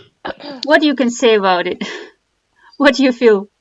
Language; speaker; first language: English; non-native, fluent; Russian